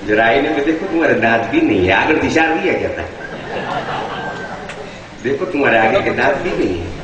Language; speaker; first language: Hindi; non-native, local second language; Gujarati